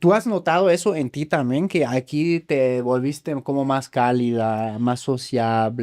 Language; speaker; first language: Spanish; non-native, fluent; German